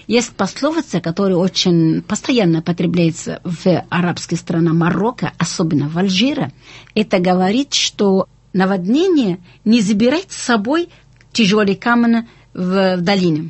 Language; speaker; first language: Russian; non-native, fluent; Arabic